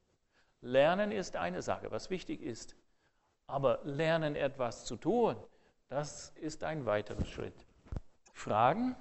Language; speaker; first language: German; non-native, fluent; English